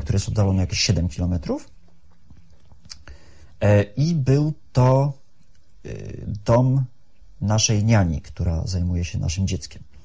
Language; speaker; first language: Polish; native; Polish